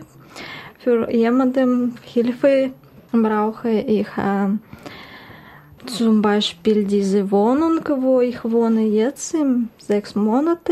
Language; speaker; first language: German; non-native, learner; Russian